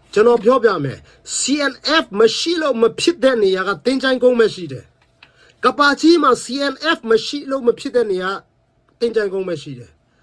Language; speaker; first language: Burmese; non-native, local second language; Tedim Chin